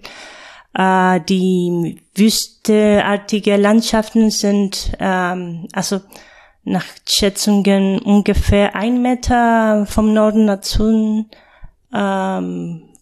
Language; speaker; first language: German; non-native, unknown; Spanish